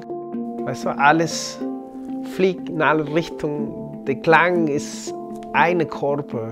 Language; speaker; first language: German; non-native, fluent; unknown